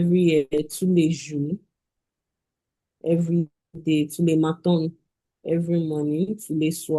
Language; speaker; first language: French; non-native, learner; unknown